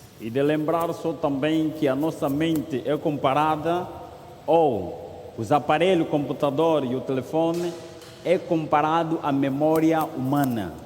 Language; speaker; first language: Portuguese; native; Portuguese